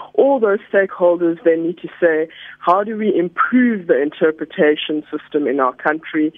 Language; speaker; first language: English; native; English